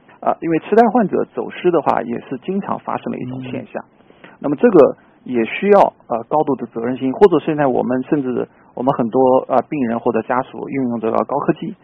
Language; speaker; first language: Chinese; native; Chinese